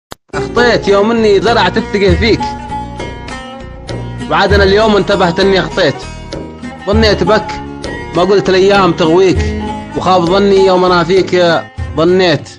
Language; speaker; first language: Arabic; native; Arabic